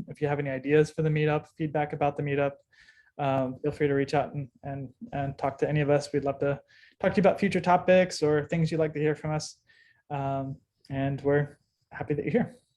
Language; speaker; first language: English; native; English